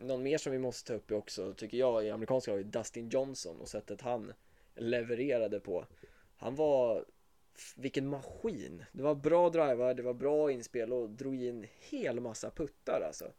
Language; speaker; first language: Swedish; native; Swedish